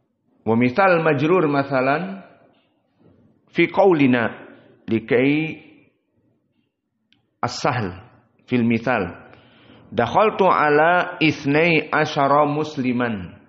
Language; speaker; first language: Arabic; non-native, fluent; Indonesian